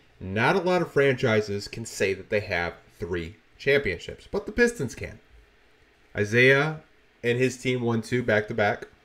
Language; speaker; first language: English; native; English